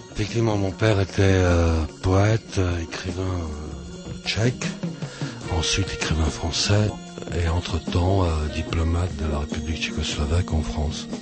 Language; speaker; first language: French; early bilingual, other home language; Czech